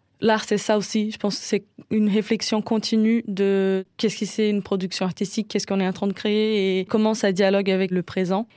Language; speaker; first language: French; non-native, fluent; Portuguese